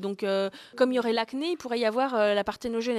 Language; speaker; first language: French; native; French